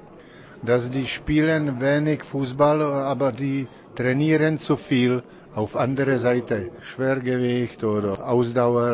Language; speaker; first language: German; non-native, learner; Czech